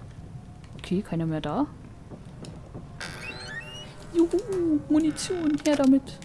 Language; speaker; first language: German; native; German